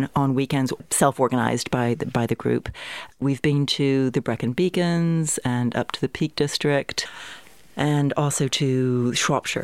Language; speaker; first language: English; native; English